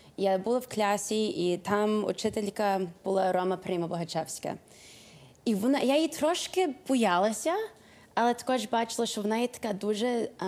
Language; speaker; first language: Ukrainian; early bilingual, heritage; Ukrainian